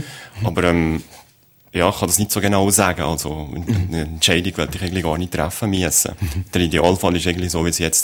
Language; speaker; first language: German; native; German